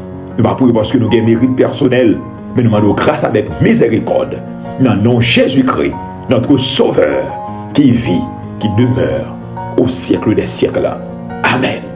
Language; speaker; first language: French; non-native, local second language; Haitian Creole